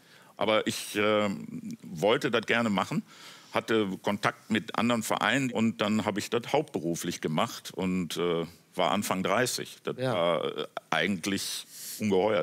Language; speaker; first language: German; native; German